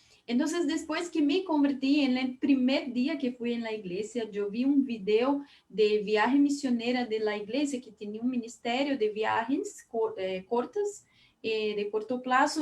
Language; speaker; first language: Spanish; non-native, fluent; Portuguese